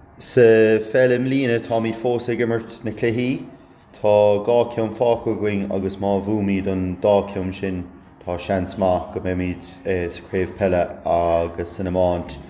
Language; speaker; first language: Irish; non-native, local second language; English